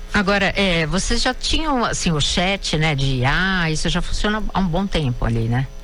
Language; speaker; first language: Portuguese; native; Portuguese